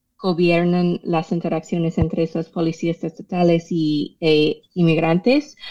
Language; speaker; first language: Spanish; non-native, fluent; English